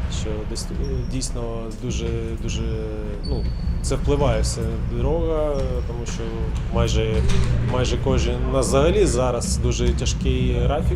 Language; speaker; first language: Ukrainian; non-native, local second language; Russian